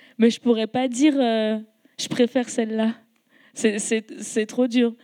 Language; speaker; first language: French; native; French